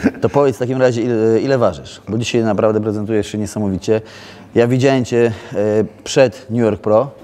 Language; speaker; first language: Polish; native; Polish